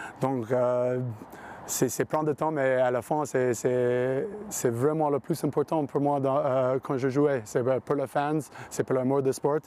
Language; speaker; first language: French; non-native, learner; English